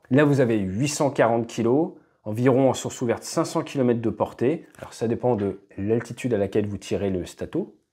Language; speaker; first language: French; native; French